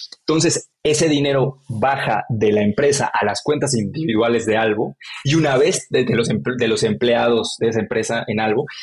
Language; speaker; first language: Spanish; native; Spanish